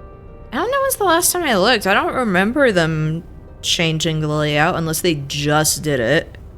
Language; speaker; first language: English; native; English